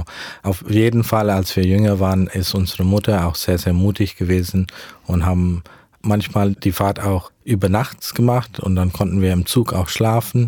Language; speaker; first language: German; early bilingual, heritage; German